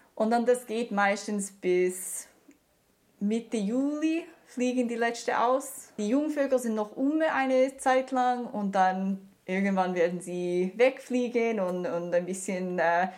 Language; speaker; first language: German; non-native, fluent; English